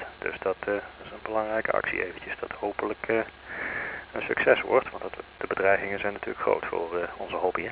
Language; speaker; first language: Dutch; native; Dutch